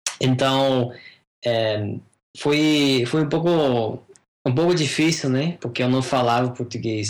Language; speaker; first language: Portuguese; non-native, fluent; English